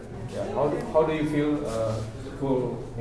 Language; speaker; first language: English; non-native, fluent; Indonesian